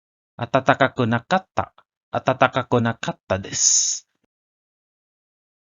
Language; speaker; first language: Japanese; non-native, learner; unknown